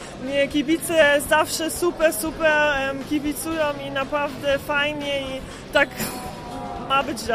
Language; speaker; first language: Polish; early bilingual, heritage; Polish